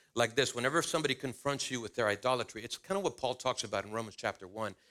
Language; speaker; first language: English; early bilingual, other home language; Spanish